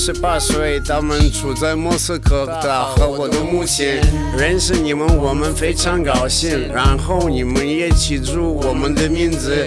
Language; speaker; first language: Chinese; non-native, learner; Russian